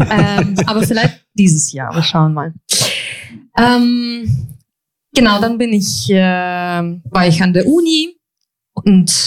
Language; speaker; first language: German; non-native, fluent; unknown